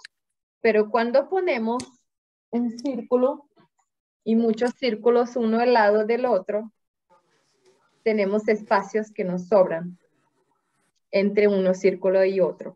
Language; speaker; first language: Spanish; non-native, fluent; Portuguese